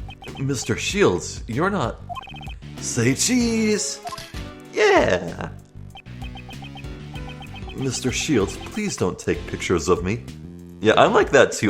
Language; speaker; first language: English; native; English